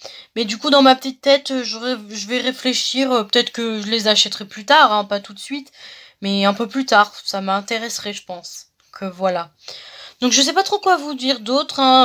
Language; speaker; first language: French; native; French